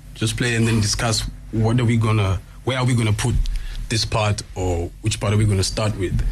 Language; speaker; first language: English; non-native, local second language; Xhosa